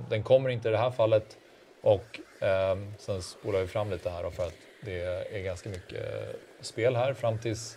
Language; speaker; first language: Swedish; native; Swedish